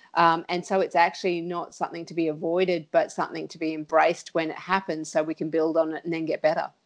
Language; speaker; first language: English; native; English